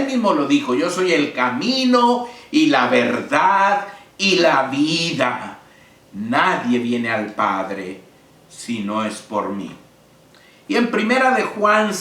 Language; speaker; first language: Spanish; native; Spanish